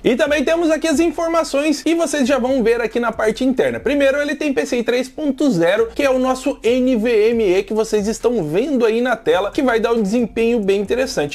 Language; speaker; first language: Portuguese; native; Portuguese